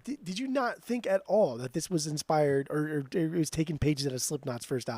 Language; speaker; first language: English; native; English